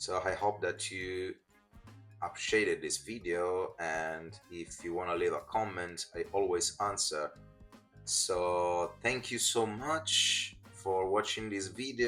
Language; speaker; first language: English; non-native, fluent; Italian